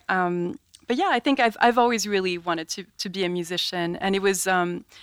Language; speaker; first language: English; non-native, fluent; French